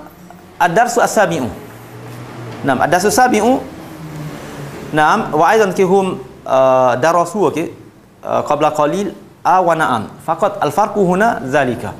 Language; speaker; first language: Arabic; non-native, fluent; Malay